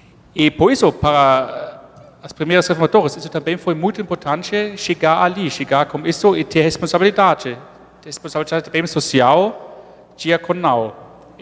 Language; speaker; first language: Portuguese; non-native, fluent; German